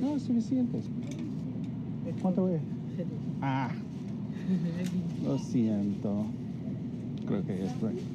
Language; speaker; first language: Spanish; non-native, learner; English